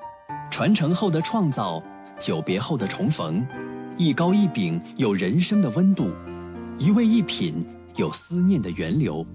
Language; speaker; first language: Chinese; native; Chinese